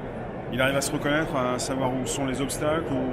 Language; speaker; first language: French; native; French